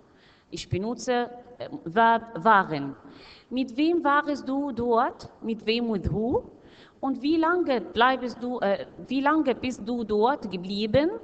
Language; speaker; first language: German; non-native, fluent; Arabic